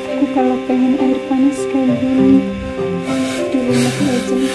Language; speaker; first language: Indonesian; non-native, local second language; Javanese